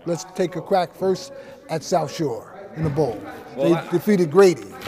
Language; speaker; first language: English; native; English